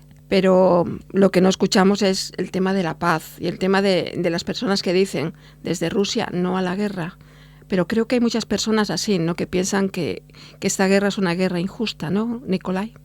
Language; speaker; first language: Spanish; native; Spanish